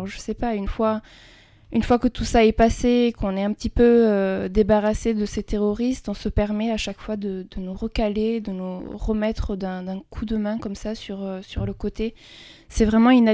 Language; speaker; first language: French; early bilingual, other home language; Kurdish